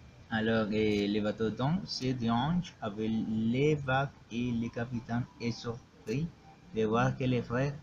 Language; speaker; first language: French; non-native, learner; Spanish